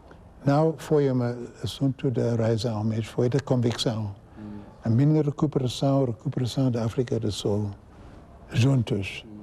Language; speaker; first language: Portuguese; non-native, fluent; English